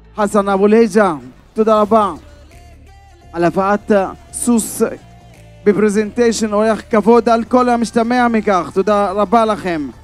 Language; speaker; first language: Hebrew; non-native, local second language; Arabic